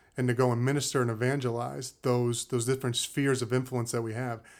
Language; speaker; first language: English; native; English